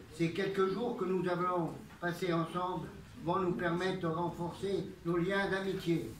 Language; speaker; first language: French; early bilingual, other home language; Italian